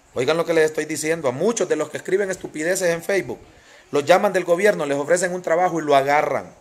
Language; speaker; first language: Spanish; native; Spanish